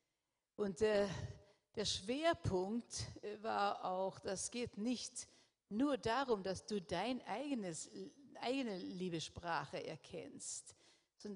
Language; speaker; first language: German; non-native, fluent; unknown